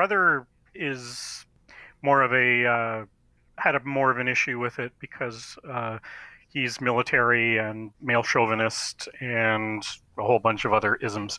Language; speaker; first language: English; native; English